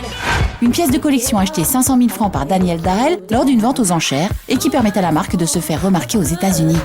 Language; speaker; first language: French; native; French